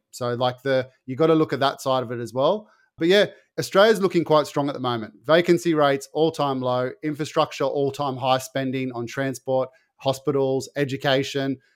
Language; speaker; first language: English; native; English